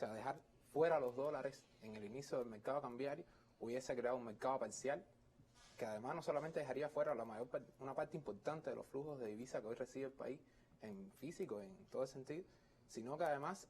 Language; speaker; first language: Spanish; native; Spanish